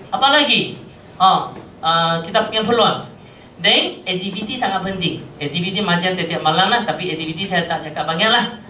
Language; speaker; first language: Malay; non-native, local second language; Chinese